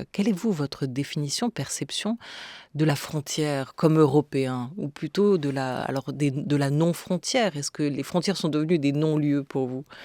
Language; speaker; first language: French; native; French